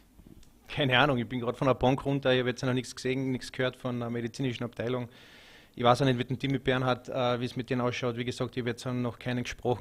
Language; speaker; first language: German; native; German